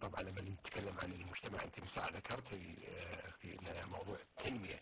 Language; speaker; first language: Arabic; native; Arabic